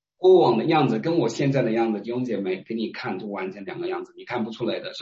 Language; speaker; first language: Chinese; non-native, local second language; Hakka Chinese